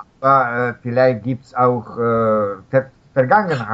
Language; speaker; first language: German; non-native, learner; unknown